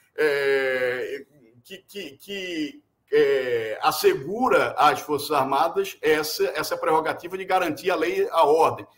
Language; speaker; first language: Portuguese; native; Portuguese